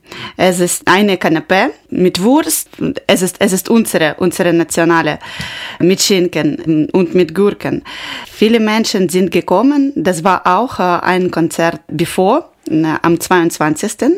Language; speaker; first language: German; non-native, learner; Ukrainian